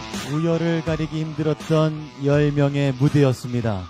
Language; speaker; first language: Korean; native; Korean